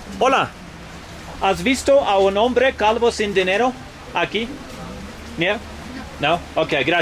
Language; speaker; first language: Spanish; non-native, learner; English